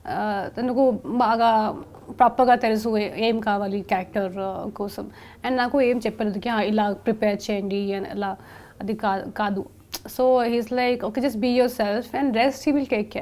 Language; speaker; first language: Telugu; non-native, learner; Hindi